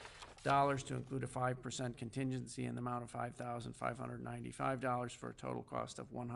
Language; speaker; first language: English; native; English